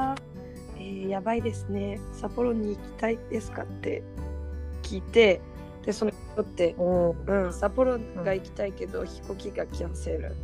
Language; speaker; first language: Japanese; non-native, learner; French